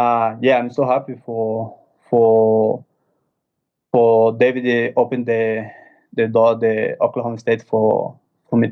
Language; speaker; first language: English; non-native, learner; Portuguese